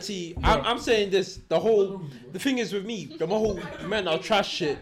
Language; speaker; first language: English; native; English